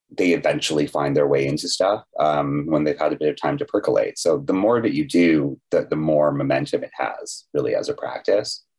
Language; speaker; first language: English; native; English